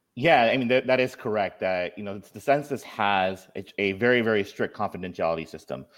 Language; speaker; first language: English; native; English